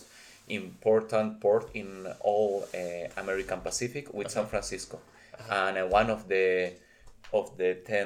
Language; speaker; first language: English; non-native, learner; Spanish